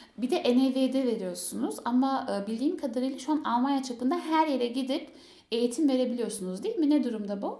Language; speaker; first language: Turkish; early bilingual, heritage; Turkish